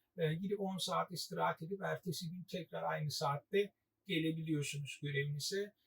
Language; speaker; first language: Turkish; native; Turkish